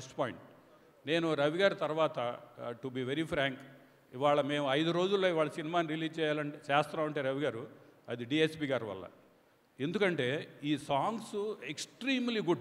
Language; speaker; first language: Telugu; native; Telugu